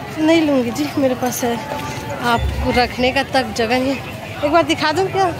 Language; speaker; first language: Hindi; native; Hindi